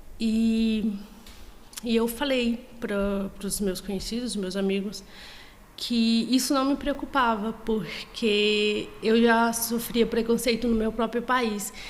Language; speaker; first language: Portuguese; native; Portuguese